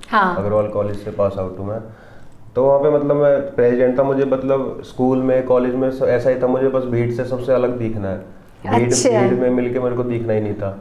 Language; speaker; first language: Hindi; non-native, local second language; Haryanvi